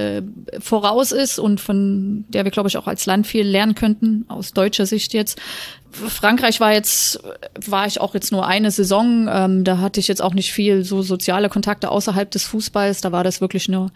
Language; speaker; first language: German; native; German